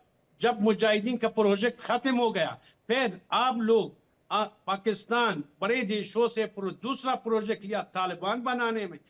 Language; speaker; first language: Hindi; non-native, fluent; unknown